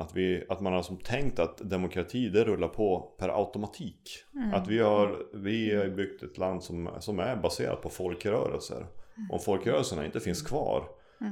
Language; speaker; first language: Swedish; native; Swedish